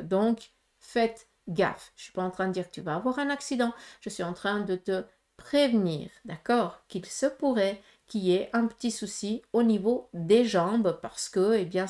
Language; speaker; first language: French; native; French